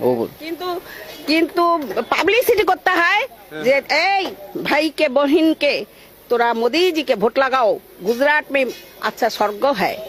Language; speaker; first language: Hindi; non-native, local second language; Bangla